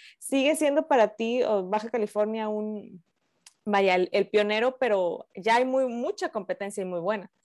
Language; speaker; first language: Spanish; native; Spanish